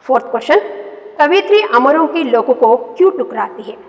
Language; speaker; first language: Hindi; non-native, local second language; Kannada